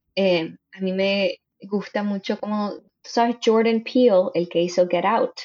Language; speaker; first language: Spanish; native; Spanish